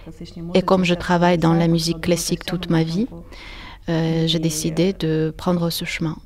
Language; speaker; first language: French; non-native, fluent; Ukrainian